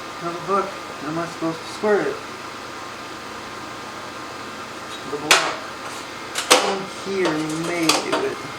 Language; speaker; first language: English; native; English